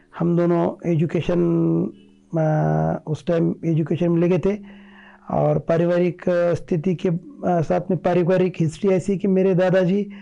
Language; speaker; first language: Hindi; non-native, local second language; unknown